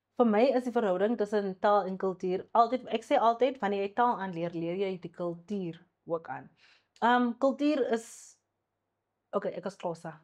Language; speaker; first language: Afrikaans; non-native, local second language; Xhosa